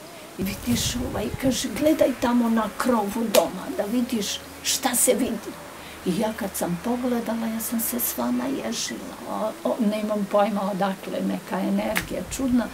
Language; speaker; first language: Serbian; non-native, local second language; Romanian